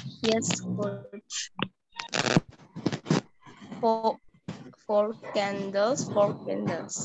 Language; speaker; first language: English; non-native, learner; Indonesian